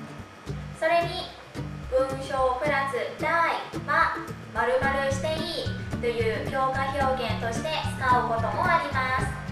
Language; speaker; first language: Japanese; non-native, fluent; Thai